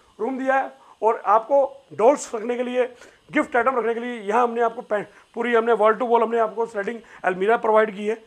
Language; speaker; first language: Hindi; native; Hindi